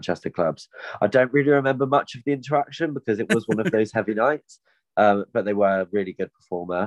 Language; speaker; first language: English; native; English